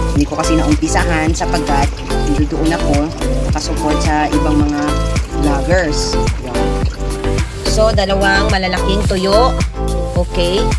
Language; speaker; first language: Filipino; non-native, local second language; Cebuano